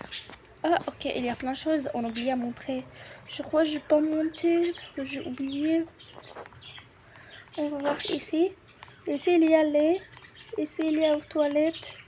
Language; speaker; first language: French; non-native, learner; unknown